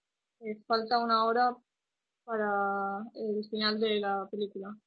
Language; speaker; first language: Spanish; non-native, fluent; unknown